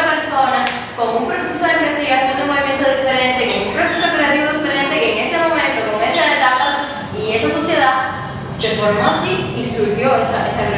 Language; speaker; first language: Spanish; native; Spanish